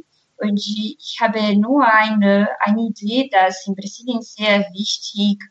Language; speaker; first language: German; non-native, learner; Portuguese